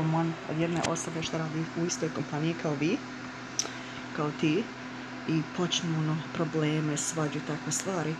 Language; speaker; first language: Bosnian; early bilingual, heritage; Bosnian